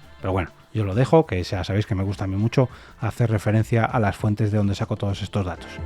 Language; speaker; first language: Spanish; native; Spanish